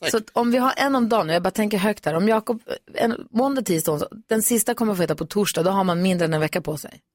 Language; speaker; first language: Swedish; native; Swedish